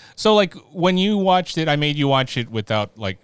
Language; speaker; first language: English; early bilingual, other home language; Filipino